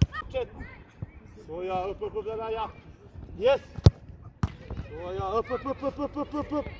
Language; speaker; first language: Swedish; non-native, fluent; Serbian